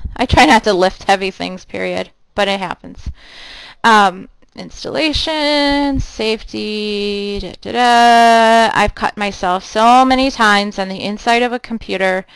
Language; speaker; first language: English; native; English